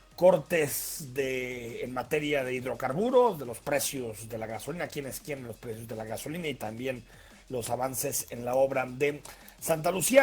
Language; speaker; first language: Spanish; native; Spanish